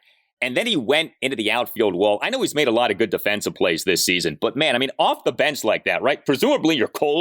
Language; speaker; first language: English; native; English